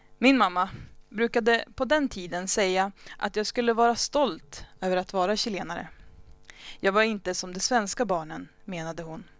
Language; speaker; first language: Swedish; early bilingual, other home language; Spanish